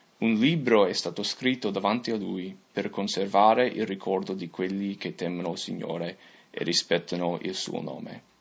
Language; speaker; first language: Italian; non-native, fluent; English